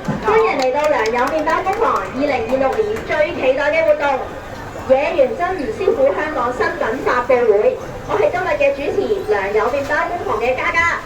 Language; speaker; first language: Cantonese; native; Cantonese